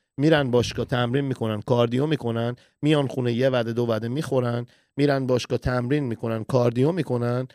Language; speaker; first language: Persian; early bilingual, heritage; Persian